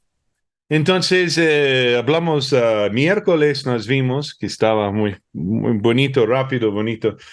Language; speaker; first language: Spanish; early bilingual, heritage; Spanish